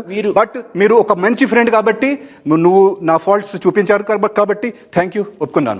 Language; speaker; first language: Telugu; non-native, fluent; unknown